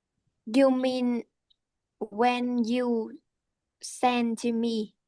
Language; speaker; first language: English; non-native, learner; Vietnamese